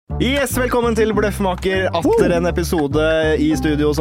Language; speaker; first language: Norwegian; native; Norwegian